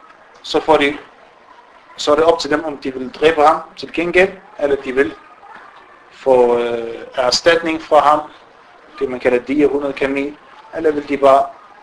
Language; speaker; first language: Danish; non-native, fluent; Arabic